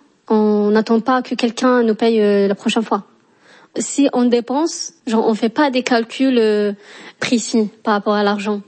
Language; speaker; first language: French; non-native, local second language; Arabic